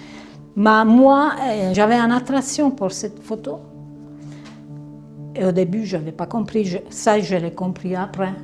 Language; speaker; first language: French; non-native, fluent; Italian